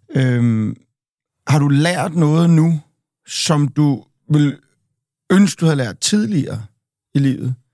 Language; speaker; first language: Danish; native; Danish